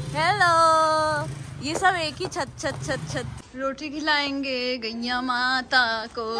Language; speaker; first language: Hindi; native; Hindi